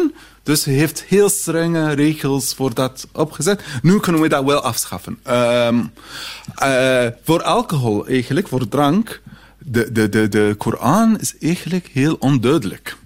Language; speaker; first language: Dutch; non-native, fluent; Arabic